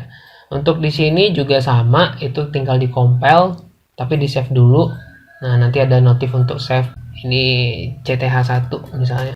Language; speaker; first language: Indonesian; native; Indonesian